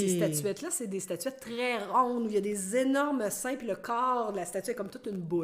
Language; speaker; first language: French; native; French